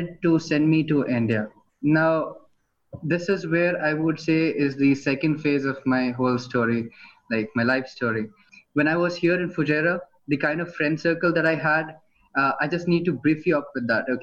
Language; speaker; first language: English; non-native, fluent; Hindi